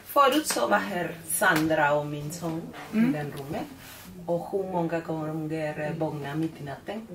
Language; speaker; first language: Swedish; non-native, learner; Spanish